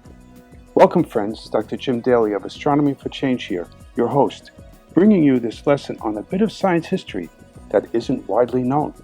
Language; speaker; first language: English; native; English